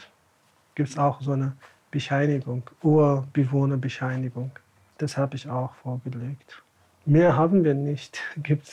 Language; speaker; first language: German; non-native, fluent; Tamasheq